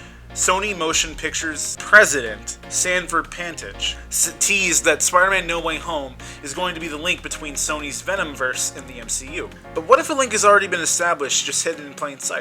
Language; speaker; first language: English; native; English